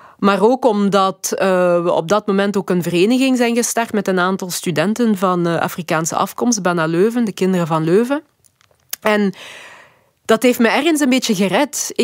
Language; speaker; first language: Dutch; early bilingual, other home language; Lingala